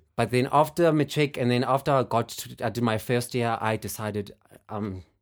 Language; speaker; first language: English; non-native, local second language; Xhosa